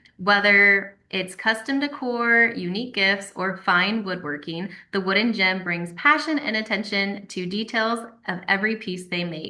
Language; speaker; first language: English; native; English